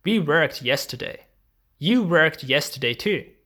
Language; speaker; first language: English; non-native, fluent; Czech